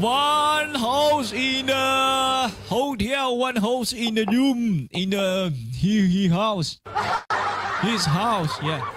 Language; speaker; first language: English; non-native, learner; Chinese